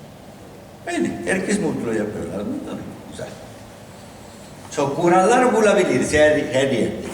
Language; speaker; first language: Turkish; non-native, learner; Spanish